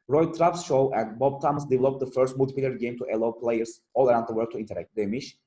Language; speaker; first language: English; non-native, fluent; Turkish